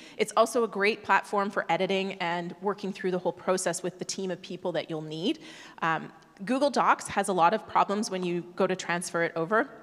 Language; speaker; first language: English; native; English